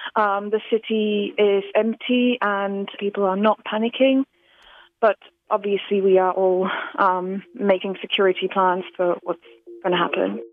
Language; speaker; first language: English; non-native, fluent; Slovak